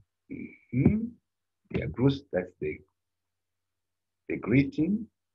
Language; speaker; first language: English; non-native, local second language; Bemba